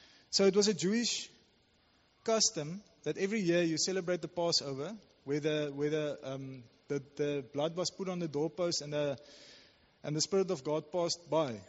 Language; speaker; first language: English; non-native, local second language; Afrikaans